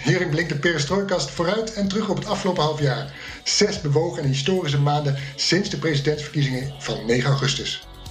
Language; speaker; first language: Dutch; native; Dutch